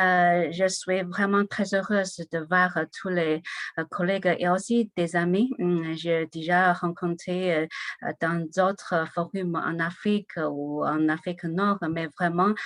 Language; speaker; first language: French; non-native, learner; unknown